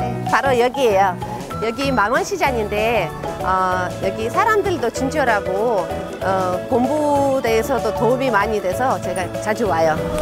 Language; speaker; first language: Korean; non-native, fluent; Russian